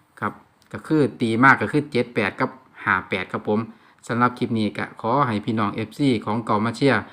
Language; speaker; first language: Thai; non-native, local second language; Lao